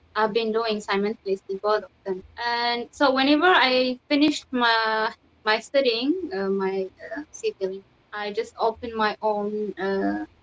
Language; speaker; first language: English; non-native, fluent; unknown